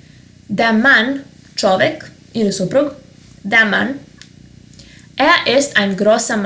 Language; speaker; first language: German; non-native, fluent; Serbian